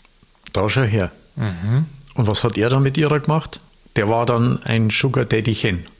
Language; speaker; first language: German; native; German